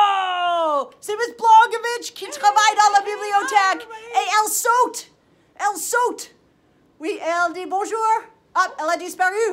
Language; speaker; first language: French; non-native, fluent; English